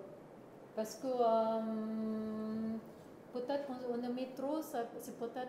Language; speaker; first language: French; non-native, learner; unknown